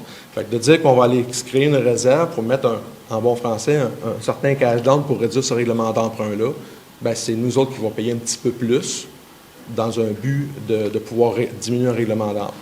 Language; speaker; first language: French; native; French